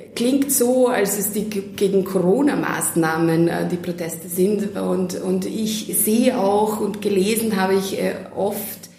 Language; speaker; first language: German; non-native, fluent; Serbian